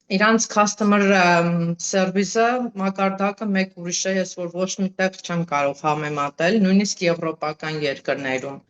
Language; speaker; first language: Armenian; native; Armenian